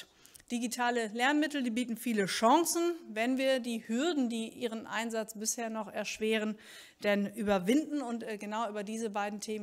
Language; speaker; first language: German; native; German